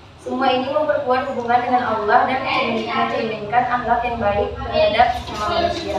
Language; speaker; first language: Indonesian; native; Indonesian